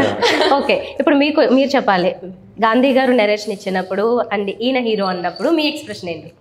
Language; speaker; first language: Telugu; native; Telugu